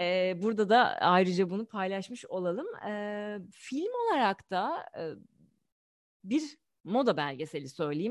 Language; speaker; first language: Turkish; native; Turkish